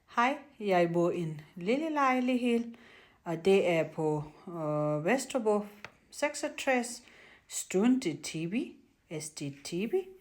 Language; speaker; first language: Danish; non-native, learner; Nepali